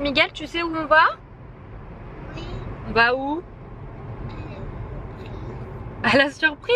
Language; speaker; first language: French; native; French